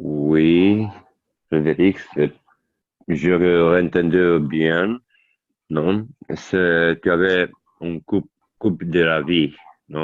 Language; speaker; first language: French; non-native, learner; Italian